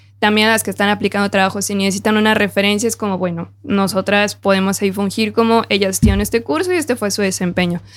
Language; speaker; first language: Spanish; native; Spanish